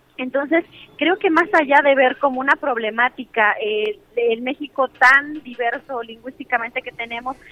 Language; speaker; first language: Spanish; native; Spanish